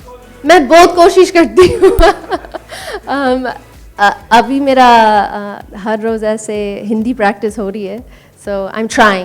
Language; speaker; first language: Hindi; non-native, learner; English